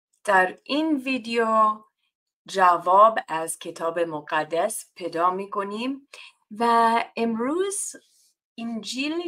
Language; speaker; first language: Persian; non-native, fluent; English